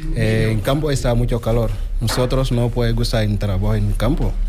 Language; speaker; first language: Spanish; non-native, learner; Wolof